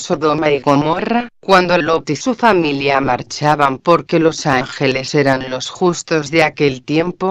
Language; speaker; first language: Spanish; native; Spanish